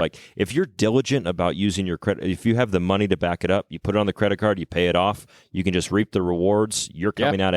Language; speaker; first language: English; native; English